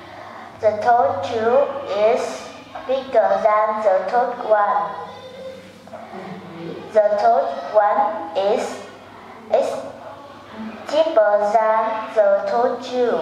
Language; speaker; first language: English; non-native, learner; Vietnamese